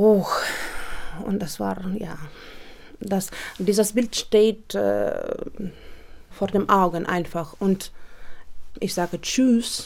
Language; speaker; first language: German; non-native, learner; Russian